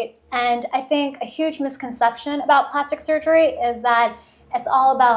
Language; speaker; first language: English; early bilingual, other home language; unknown